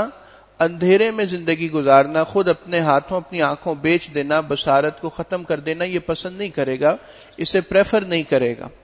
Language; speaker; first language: Urdu; native; Urdu